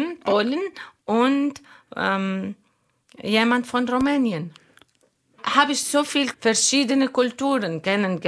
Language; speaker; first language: German; non-native, learner; Arabic